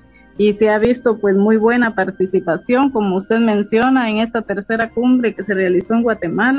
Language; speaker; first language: Spanish; native; Spanish